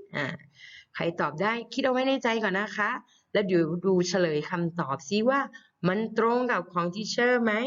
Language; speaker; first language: Thai; native; Thai